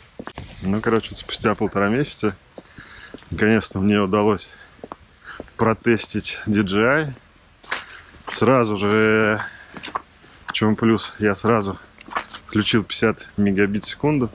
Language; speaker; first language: Russian; native; Russian